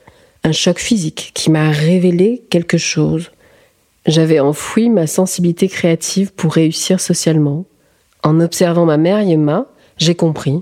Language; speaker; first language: French; early bilingual, other home language; Berber languages